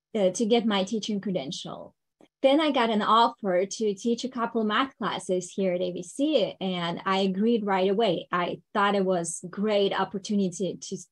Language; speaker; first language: English; non-native, fluent; Ukrainian